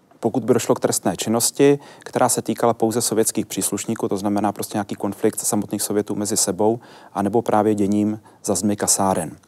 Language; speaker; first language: Czech; native; Czech